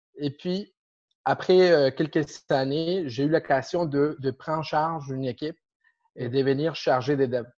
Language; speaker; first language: French; non-native, fluent; Spanish